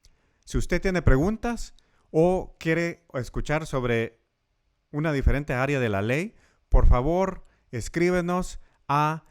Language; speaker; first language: Spanish; early bilingual, heritage; Spanish